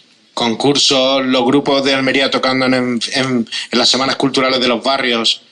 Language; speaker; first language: Spanish; native; Spanish